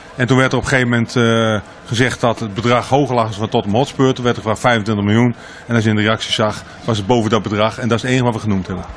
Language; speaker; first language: Dutch; native; Dutch